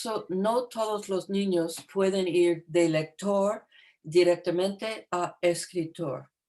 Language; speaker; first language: Spanish; non-native, fluent; English